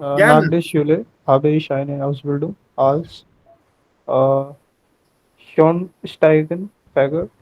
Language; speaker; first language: German; non-native, learner; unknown